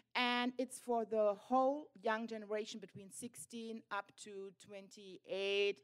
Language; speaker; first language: English; non-native, fluent; German